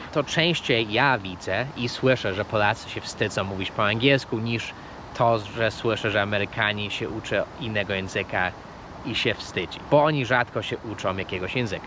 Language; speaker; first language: Polish; non-native, fluent; English